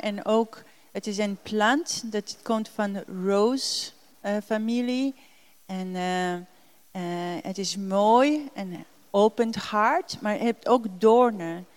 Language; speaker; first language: Dutch; non-native, learner; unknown